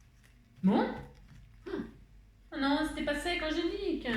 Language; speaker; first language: French; native; French